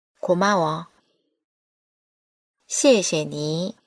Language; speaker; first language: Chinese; non-native, fluent; Korean